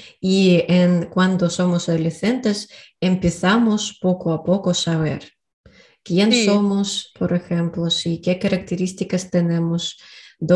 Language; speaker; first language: Spanish; non-native, learner; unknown